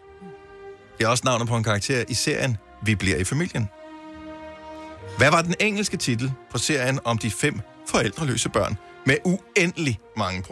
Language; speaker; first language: Danish; native; Danish